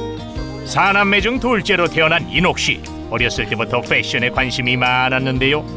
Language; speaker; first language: Korean; native; Korean